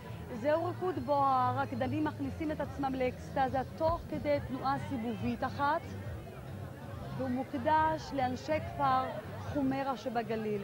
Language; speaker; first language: Hebrew; native; Hebrew